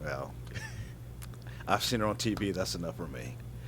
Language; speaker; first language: English; native; English